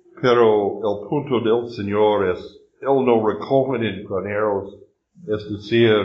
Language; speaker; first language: Spanish; non-native, learner; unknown